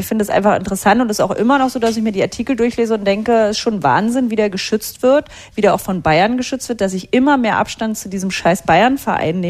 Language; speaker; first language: German; native; German